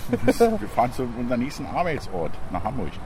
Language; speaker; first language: German; native; German